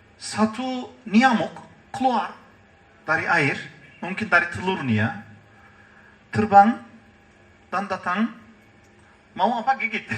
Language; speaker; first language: Indonesian; non-native, learner; Turkish